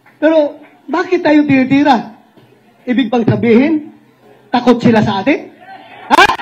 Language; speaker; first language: Filipino; non-native, local second language; Cebuano